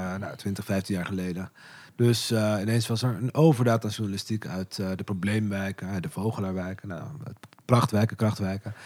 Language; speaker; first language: Dutch; native; Dutch